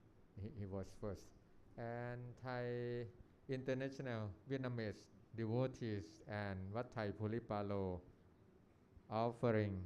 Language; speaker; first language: English; non-native, learner; Thai